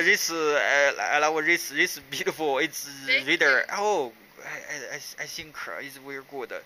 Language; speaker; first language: English; non-native, learner; Chinese